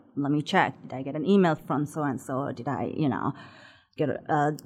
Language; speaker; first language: English; non-native, local second language; Sinhala